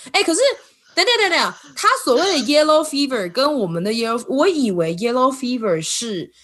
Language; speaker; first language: Chinese; native; Chinese